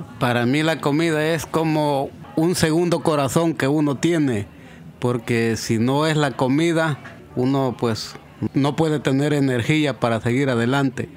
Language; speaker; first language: Spanish; native; Spanish